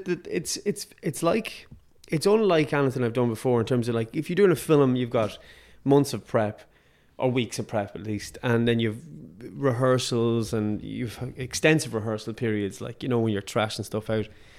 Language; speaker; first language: English; native; English